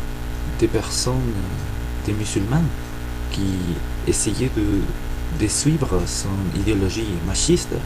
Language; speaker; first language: French; non-native, fluent; Spanish